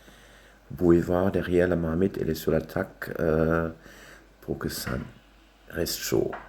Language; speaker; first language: French; non-native, local second language; German